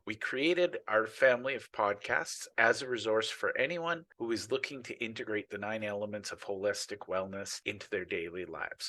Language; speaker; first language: English; native; English